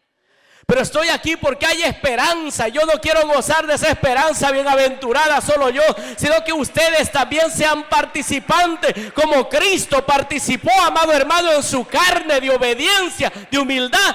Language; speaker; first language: Spanish; native; Spanish